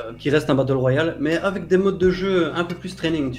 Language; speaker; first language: French; native; French